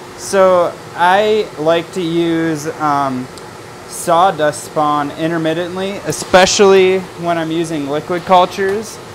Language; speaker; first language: English; native; English